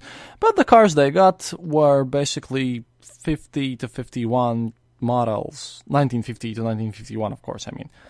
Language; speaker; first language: English; non-native, fluent; Latvian